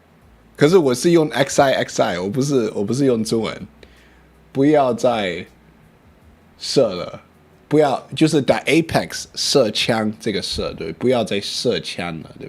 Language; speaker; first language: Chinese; non-native, learner; English